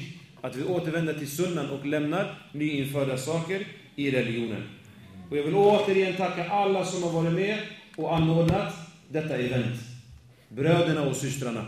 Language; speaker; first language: Swedish; native; Swedish